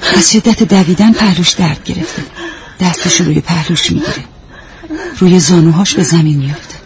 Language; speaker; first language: Persian; native; Persian